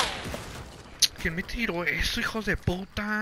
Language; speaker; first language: Spanish; native; Spanish